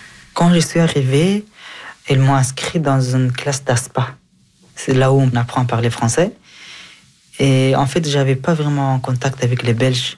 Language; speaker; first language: French; non-native, fluent; Persian